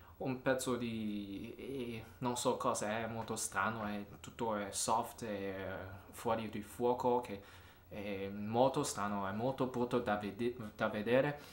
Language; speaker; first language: Italian; non-native, learner; English